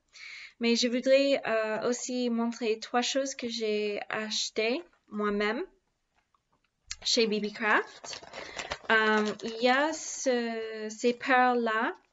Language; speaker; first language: French; non-native, learner; English